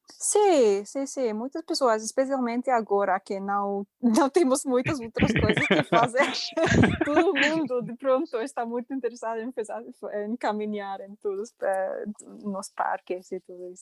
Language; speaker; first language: Portuguese; non-native, fluent; English